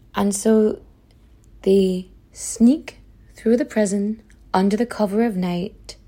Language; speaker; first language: English; native; English